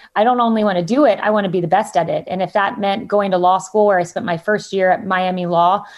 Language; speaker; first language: English; native; English